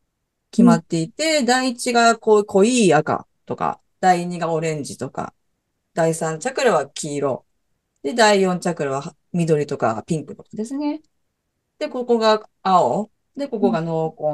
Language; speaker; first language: Japanese; native; Japanese